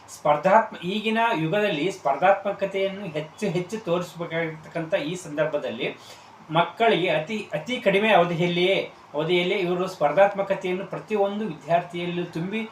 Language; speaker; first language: Kannada; native; Kannada